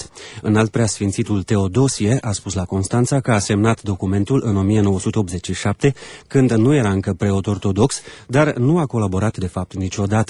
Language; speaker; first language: Romanian; native; Romanian